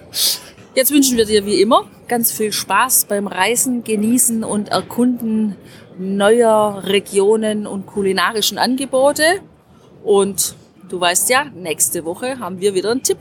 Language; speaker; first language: German; native; German